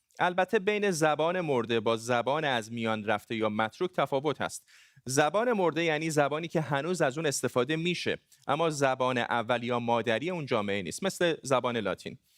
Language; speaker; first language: Persian; non-native, local second language; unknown